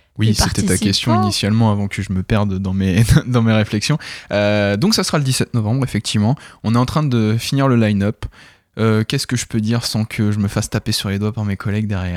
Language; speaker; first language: French; native; French